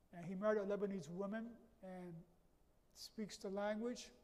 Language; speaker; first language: English; native; English